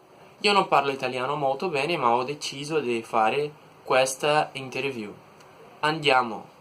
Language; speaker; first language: Italian; non-native, learner; Portuguese